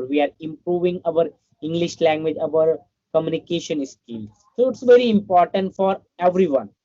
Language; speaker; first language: English; non-native, learner; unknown